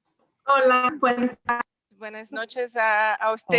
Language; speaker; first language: Spanish; non-native, fluent; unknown